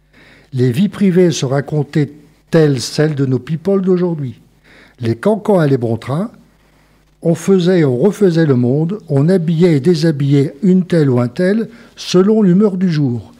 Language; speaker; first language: French; native; French